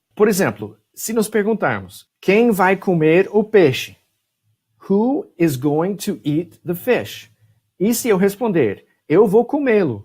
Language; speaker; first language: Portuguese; non-native, fluent; English